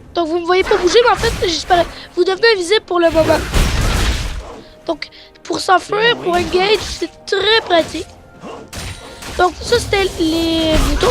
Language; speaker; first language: French; native; French